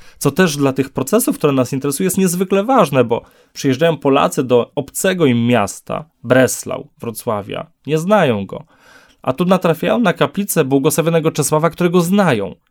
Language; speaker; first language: Polish; native; Polish